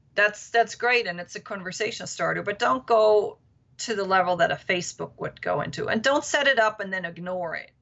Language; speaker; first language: English; non-native, fluent; German